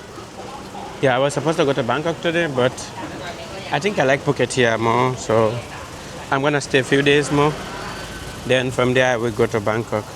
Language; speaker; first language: English; non-native, fluent; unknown